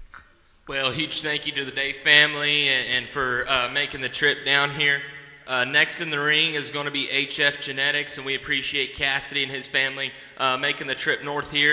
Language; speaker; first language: English; native; English